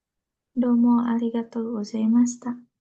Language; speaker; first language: Japanese; non-native, learner; Indonesian